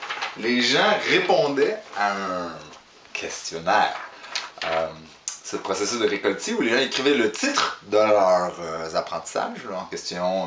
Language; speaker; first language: French; native; French